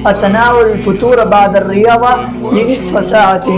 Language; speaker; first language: Arabic; non-native, learner; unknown